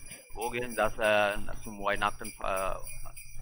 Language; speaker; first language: German; non-native, learner; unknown